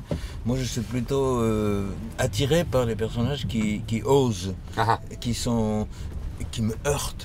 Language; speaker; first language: French; early bilingual, other home language; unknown